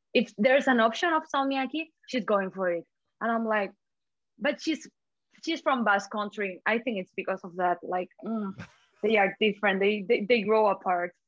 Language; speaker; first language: English; non-native, fluent; Spanish